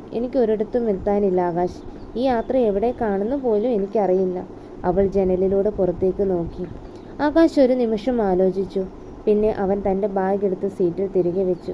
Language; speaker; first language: Malayalam; native; Malayalam